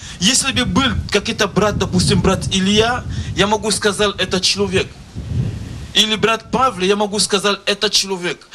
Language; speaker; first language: Russian; non-native, learner; Lingala